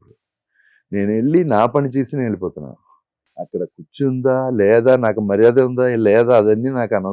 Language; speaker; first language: Telugu; non-native, fluent; Malayalam